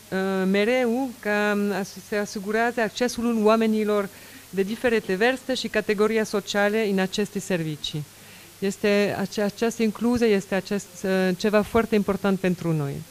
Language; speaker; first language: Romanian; non-native, learner; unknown